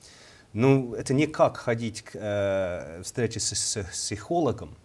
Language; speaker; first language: Russian; non-native, learner; English